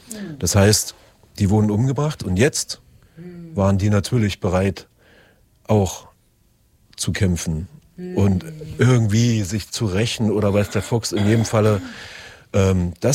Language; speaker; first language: German; native; German